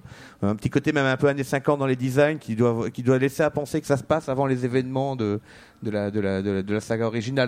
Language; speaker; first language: French; native; French